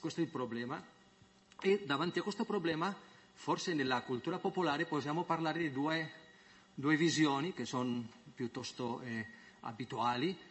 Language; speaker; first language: Italian; non-native, fluent; Spanish